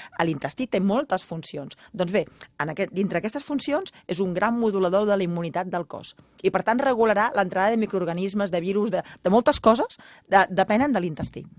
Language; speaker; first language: Catalan; native; Catalan